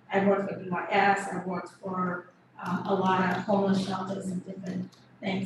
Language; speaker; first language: English; early bilingual, other home language; Kabuverdianu